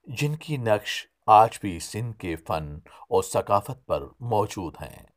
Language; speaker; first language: Urdu; non-native, local second language; Sindhi